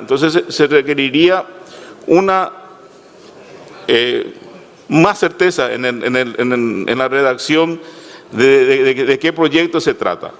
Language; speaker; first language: Spanish; native; Spanish